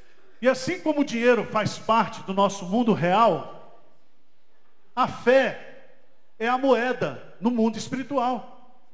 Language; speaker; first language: Portuguese; native; Portuguese